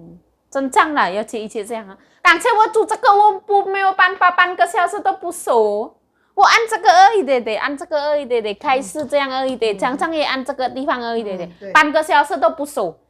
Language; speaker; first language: Chinese; non-native, learner; Indonesian